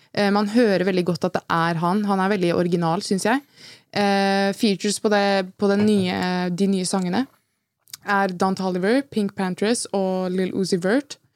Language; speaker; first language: Norwegian; early bilingual, other home language; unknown